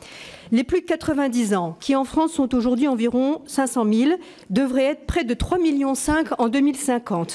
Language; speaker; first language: French; native; French